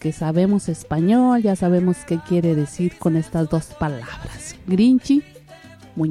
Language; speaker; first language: Spanish; native; Spanish